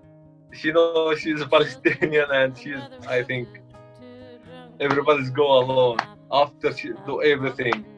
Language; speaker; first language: English; non-native, learner; Arabic